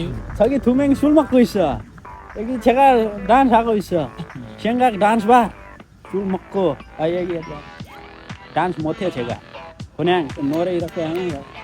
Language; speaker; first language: Korean; non-native, learner; Nepali